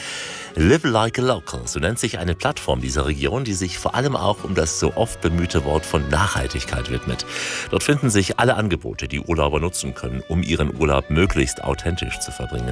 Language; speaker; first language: German; native; German